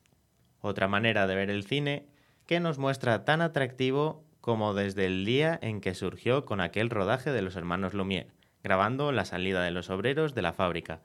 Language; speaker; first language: Spanish; native; Spanish